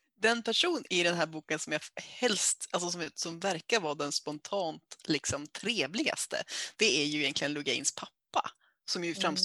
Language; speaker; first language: Swedish; native; Swedish